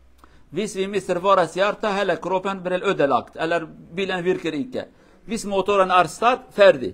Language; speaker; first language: Swedish; non-native, fluent; Kurdish